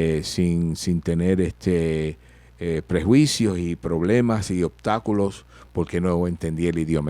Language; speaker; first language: Spanish; early bilingual, heritage; Spanish